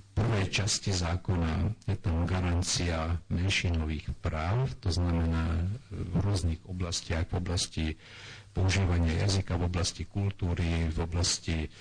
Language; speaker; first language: Slovak; non-native, local second language; Hungarian